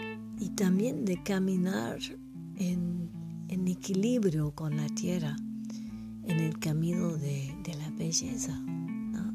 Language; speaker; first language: Spanish; non-native, learner; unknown